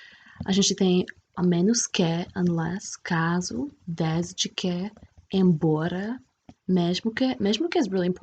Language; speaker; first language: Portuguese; non-native, fluent; English